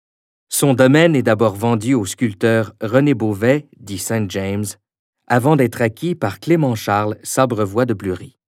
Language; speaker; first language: French; native; French